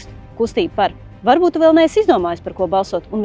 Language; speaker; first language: Latvian; native; Latvian